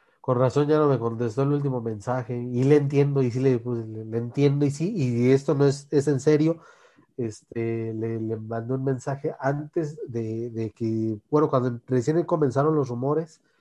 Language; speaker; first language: Spanish; native; Spanish